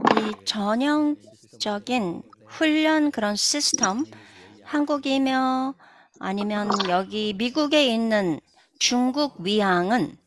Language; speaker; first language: Korean; native; Korean